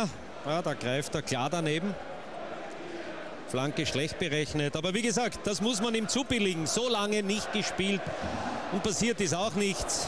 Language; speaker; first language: German; native; German